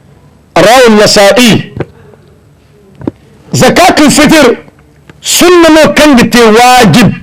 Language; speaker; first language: Arabic; non-native, fluent; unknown